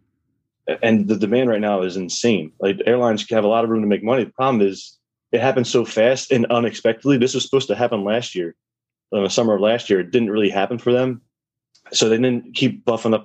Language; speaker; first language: English; native; English